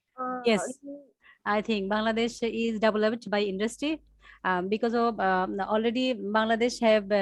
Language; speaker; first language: English; non-native, learner; Bangla